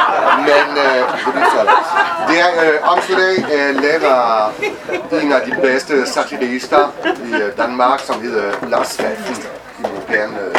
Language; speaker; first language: Danish; non-native, fluent; French